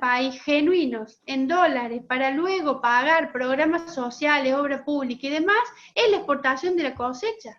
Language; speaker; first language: Spanish; native; Spanish